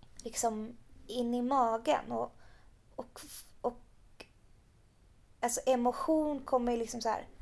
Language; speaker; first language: Swedish; early bilingual, other home language; Persian